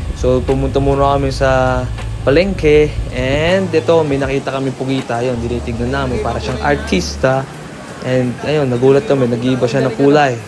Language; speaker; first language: Filipino; early bilingual, heritage; Filipino